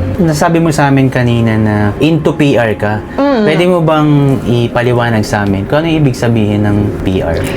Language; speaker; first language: Filipino; native; Filipino